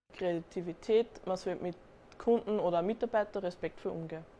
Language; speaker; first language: German; native; German